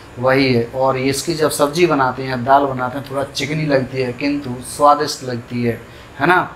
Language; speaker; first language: Hindi; native; Hindi